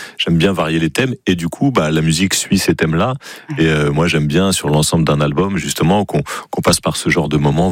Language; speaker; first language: French; native; French